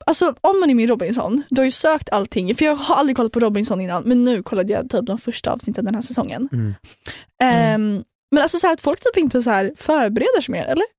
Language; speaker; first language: Swedish; native; Swedish